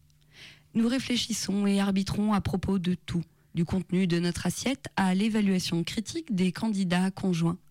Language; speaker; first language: French; native; French